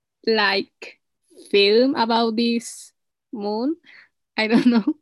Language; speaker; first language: English; non-native, learner; Spanish